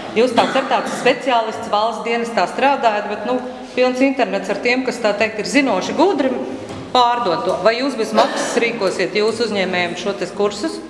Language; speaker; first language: Latvian; native; Latvian